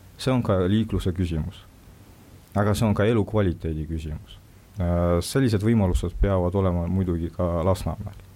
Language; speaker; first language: Estonian; non-native, local second language; Russian